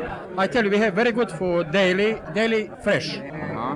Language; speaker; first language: English; non-native, learner; Serbian